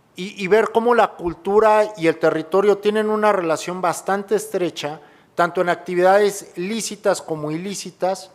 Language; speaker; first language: Spanish; native; Spanish